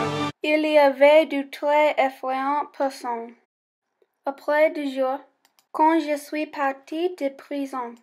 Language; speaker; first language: French; non-native, learner; English